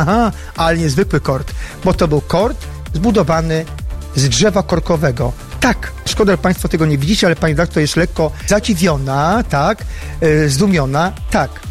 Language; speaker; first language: Polish; native; Polish